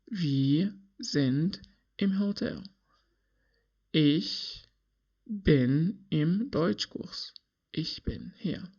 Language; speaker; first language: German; non-native, learner; English